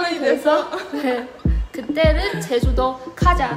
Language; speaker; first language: Korean; non-native, learner; Tibetan